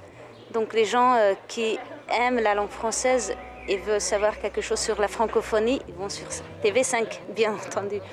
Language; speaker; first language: French; non-native, fluent; Hungarian